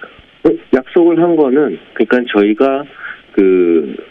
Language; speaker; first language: Korean; native; Korean